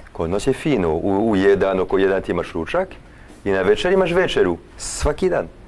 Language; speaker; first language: Croatian; non-native, fluent; French